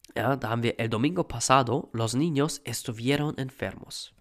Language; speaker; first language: Spanish; non-native, fluent; German